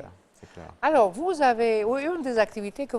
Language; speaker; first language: French; non-native, fluent; Albanian